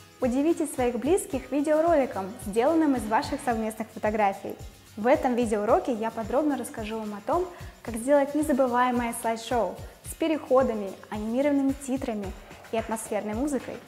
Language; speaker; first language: Russian; native; Russian